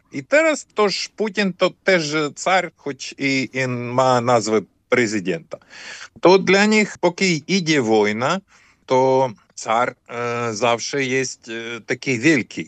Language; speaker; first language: Polish; non-native, fluent; Ukrainian